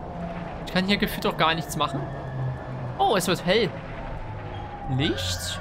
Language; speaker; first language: German; native; German